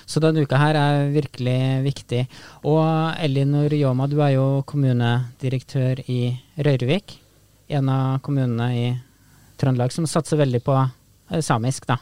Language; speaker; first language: Norwegian; native; Norwegian